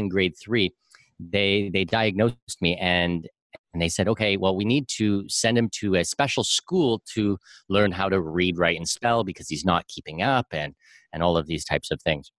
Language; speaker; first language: English; native; English